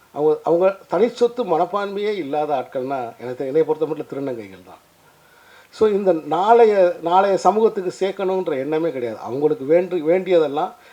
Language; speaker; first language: Tamil; native; Tamil